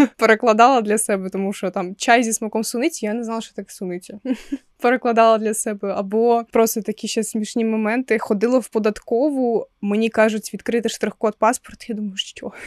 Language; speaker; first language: Ukrainian; non-native, local second language; Russian